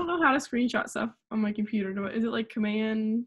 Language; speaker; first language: English; native; English